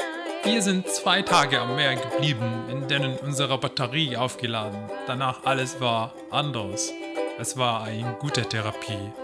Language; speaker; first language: German; non-native, learner; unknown